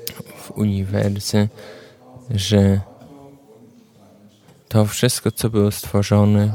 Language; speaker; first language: Polish; non-native, learner; German